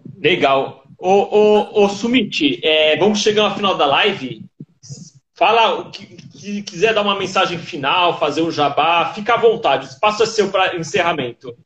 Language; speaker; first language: Portuguese; native; Portuguese